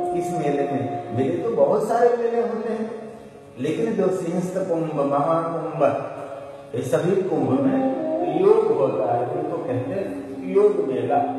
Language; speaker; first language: Hindi; non-native, local second language; Gujarati